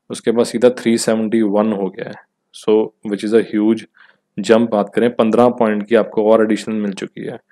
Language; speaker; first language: Hindi; non-native, local second language; Punjabi